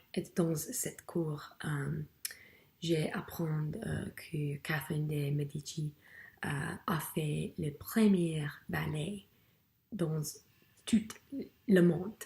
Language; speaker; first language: French; non-native, learner; English